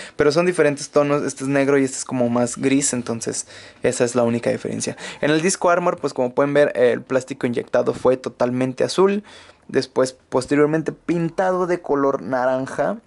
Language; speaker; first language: Spanish; native; Spanish